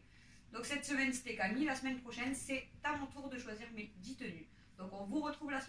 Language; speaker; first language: French; native; French